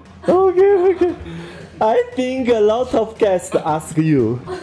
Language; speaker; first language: English; non-native, learner; Chinese